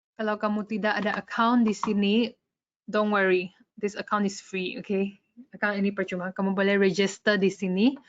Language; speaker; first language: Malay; non-native, local second language; English